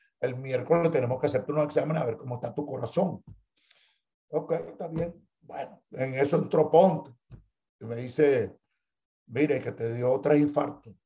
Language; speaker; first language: Spanish; native; Spanish